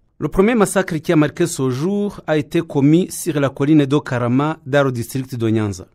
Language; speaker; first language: French; non-native, local second language; Kinyarwanda